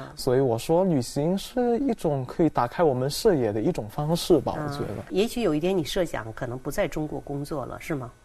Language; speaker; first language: Chinese; non-native, fluent; Indonesian